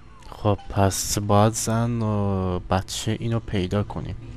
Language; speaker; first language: Persian; native; Persian